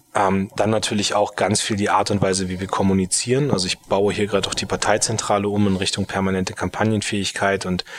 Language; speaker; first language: German; native; German